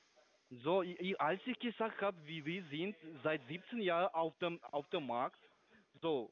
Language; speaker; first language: German; non-native, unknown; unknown